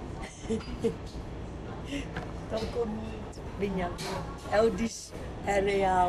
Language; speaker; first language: Portuguese; non-native, learner; English